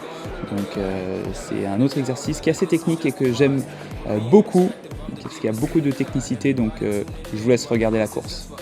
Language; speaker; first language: French; native; French